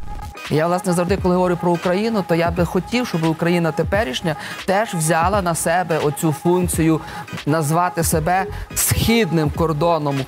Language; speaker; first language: Ukrainian; native; Ukrainian